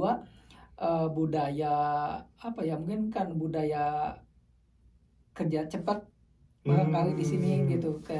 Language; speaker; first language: Indonesian; native; Indonesian